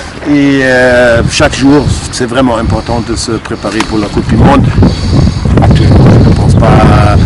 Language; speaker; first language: French; non-native, fluent; German